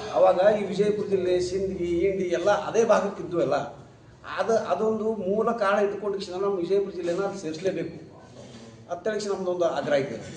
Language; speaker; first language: Kannada; native; Kannada